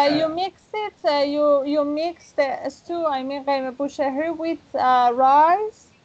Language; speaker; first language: English; non-native, fluent; Persian